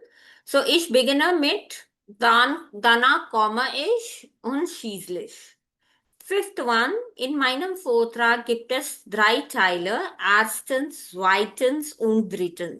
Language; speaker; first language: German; non-native, fluent; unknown